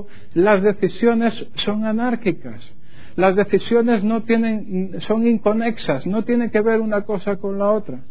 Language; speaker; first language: Spanish; native; Spanish